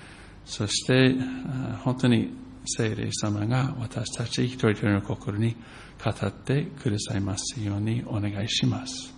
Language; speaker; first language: Japanese; non-native, fluent; English